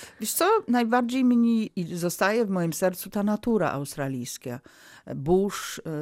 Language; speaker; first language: Polish; early bilingual, heritage; Polish